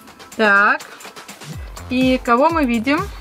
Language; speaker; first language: Russian; native; Russian